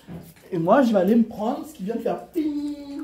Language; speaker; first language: French; native; French